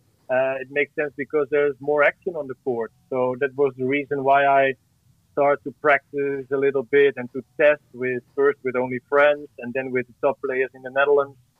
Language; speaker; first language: English; non-native, fluent; Dutch